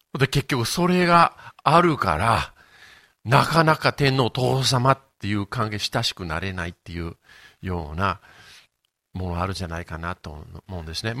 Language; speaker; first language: Japanese; non-native, fluent; English